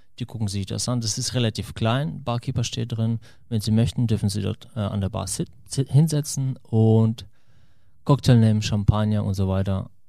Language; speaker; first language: German; non-native, fluent; Russian